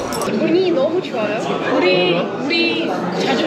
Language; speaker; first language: Korean; non-native, learner; Russian